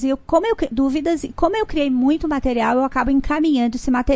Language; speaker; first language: Portuguese; native; Portuguese